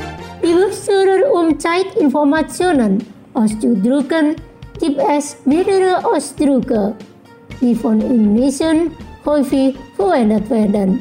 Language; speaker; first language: German; non-native, learner; Indonesian